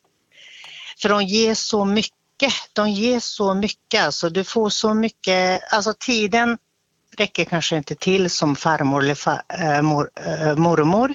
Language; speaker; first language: Swedish; native; Swedish